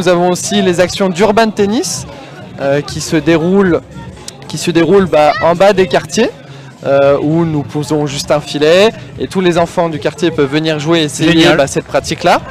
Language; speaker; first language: French; native; French